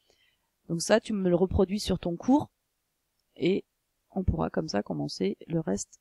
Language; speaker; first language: French; native; French